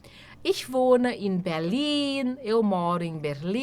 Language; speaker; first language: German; non-native, fluent; Portuguese